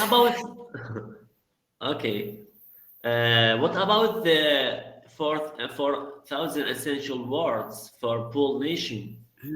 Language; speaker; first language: English; non-native, learner; Arabic